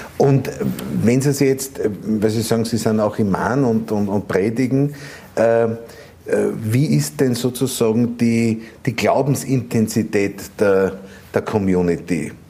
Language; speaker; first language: German; native; German